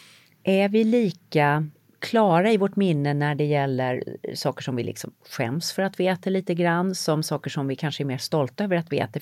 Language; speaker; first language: Swedish; native; Swedish